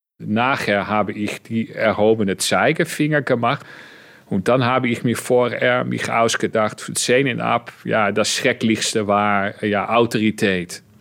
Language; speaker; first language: German; non-native, fluent; Dutch